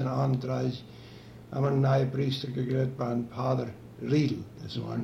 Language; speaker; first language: German; early bilingual, heritage; German